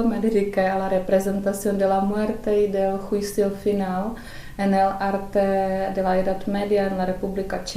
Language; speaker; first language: Spanish; non-native, fluent; Czech